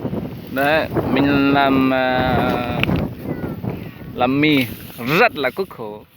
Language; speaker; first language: Vietnamese; non-native, local second language; Jarai